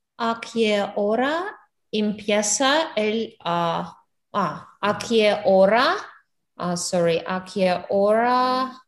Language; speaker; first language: Spanish; non-native, learner; English